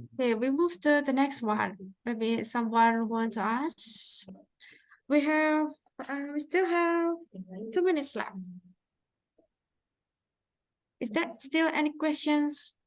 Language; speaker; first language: English; non-native, fluent; Indonesian